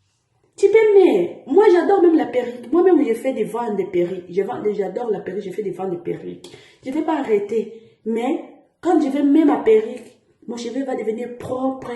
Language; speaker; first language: French; non-native, learner; Portuguese